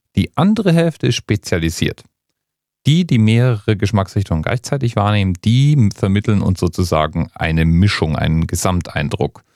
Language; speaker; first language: German; native; German